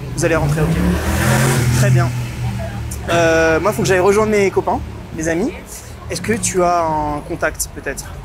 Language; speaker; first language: French; native; French